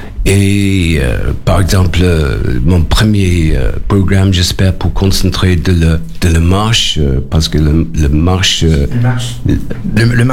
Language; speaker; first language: French; non-native, learner; English